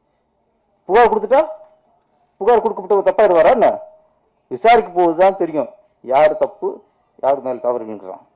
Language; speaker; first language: Tamil; native; Tamil